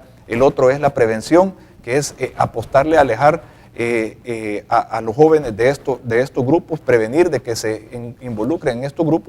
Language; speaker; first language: Spanish; native; Spanish